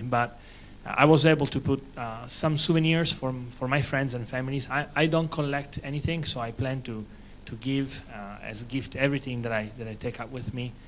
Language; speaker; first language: English; non-native, fluent; Italian